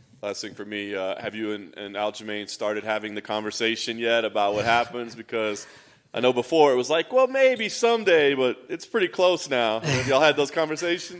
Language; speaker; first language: English; native; English